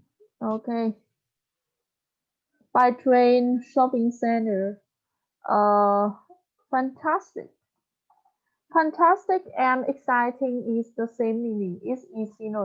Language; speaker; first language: English; non-native, fluent; Vietnamese